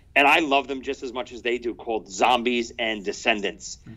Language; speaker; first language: English; native; English